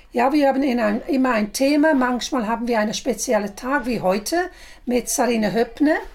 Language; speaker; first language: German; non-native, fluent; English